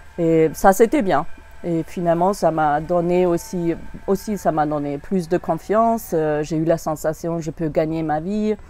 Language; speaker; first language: French; non-native, fluent; German